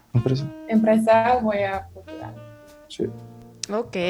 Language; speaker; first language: Spanish; non-native, learner; German